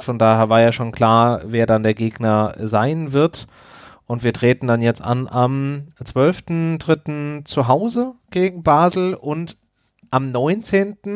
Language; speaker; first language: German; native; German